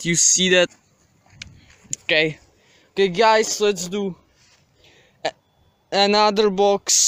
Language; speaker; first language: English; non-native, learner; Czech